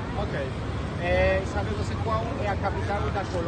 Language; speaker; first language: Portuguese; non-native, learner; French